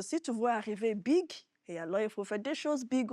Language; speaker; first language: French; non-native, fluent; Yoruba